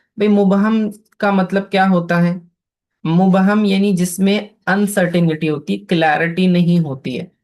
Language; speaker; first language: Urdu; native; Urdu